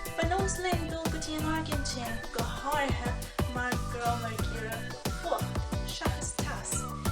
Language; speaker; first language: Irish; non-native, fluent; Portuguese